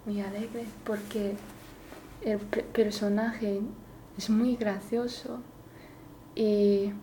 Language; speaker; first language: Spanish; non-native, fluent; Chinese